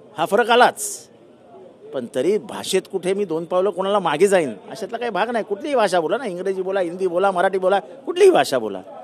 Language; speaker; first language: Marathi; native; Marathi